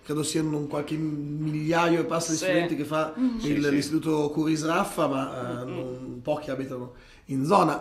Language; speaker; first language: Italian; native; Italian